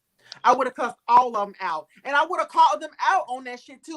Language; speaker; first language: English; native; English